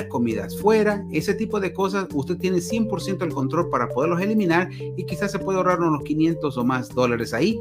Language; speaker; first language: Spanish; native; Spanish